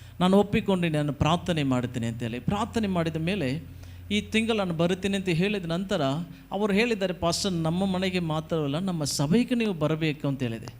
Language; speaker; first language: Kannada; non-native, local second language; Tamil